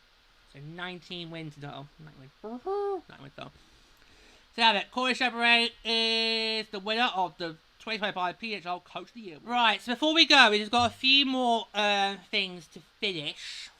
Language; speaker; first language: English; native; English